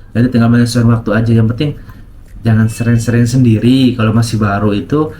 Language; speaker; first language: Indonesian; non-native, local second language; Sundanese